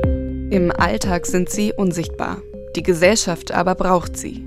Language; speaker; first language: German; native; German